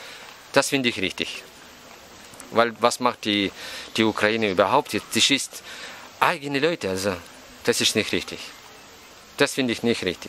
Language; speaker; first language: German; non-native, fluent; Russian